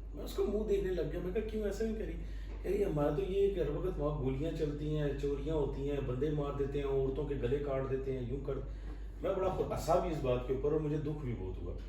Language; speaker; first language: Urdu; non-native, local second language; Punjabi